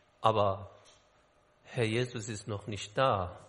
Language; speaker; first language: German; non-native, learner; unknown